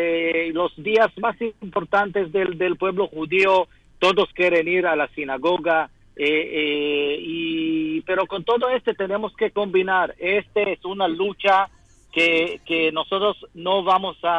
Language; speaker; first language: Spanish; non-native, fluent; Hebrew